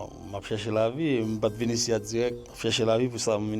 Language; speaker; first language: French; non-native, learner; Spanish